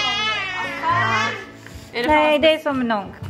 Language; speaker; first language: Swedish; non-native, learner; Japanese